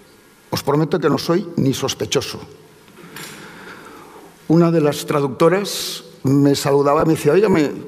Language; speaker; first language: Spanish; native; Spanish